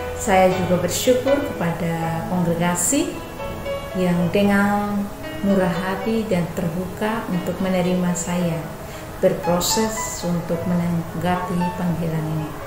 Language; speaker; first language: Indonesian; non-native, local second language; Tetum